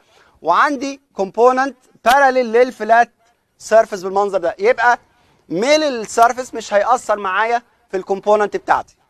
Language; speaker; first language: Arabic; native; Arabic